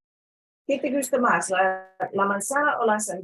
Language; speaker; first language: Spanish; non-native, fluent; English